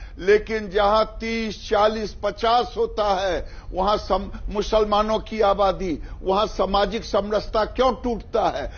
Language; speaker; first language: Hindi; native; Hindi